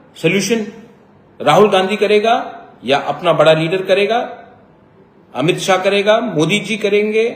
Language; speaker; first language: Hindi; non-native, local second language; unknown